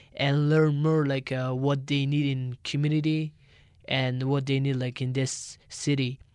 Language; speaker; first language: English; non-native, learner; Turkish